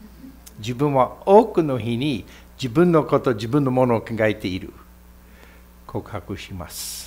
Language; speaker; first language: Japanese; non-native, fluent; English